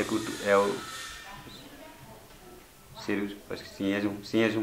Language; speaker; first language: Portuguese; non-native, local second language; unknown